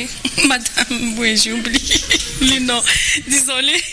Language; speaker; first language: French; non-native, learner; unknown